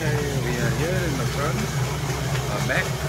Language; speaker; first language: English; non-native, learner; Nepali